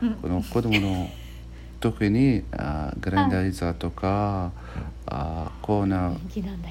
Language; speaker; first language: Japanese; non-native, learner; Arabic